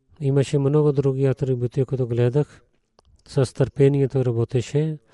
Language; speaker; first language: Bulgarian; non-native, learner; Urdu